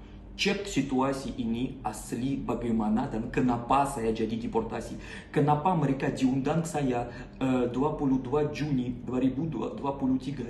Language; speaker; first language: Indonesian; non-native, learner; Russian